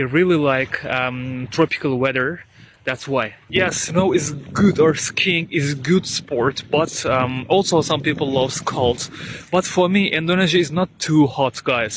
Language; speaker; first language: English; non-native, fluent; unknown